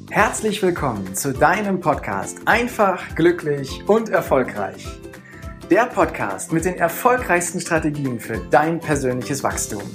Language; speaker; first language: German; native; German